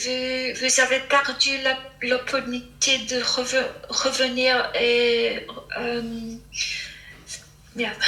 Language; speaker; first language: French; non-native, fluent; English